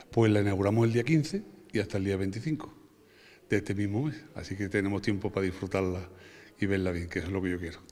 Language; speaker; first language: Spanish; native; Spanish